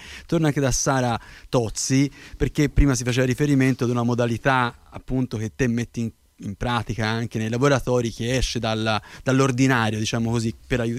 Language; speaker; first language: Italian; native; Italian